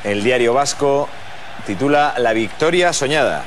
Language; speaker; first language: Spanish; native; Spanish